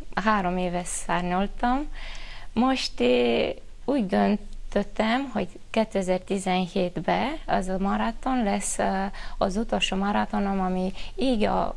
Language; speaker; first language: Hungarian; non-native, fluent; Romanian